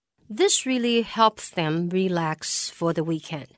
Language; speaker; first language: English; non-native, fluent; Chinese